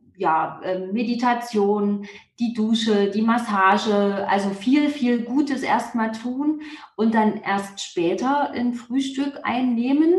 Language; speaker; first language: German; native; German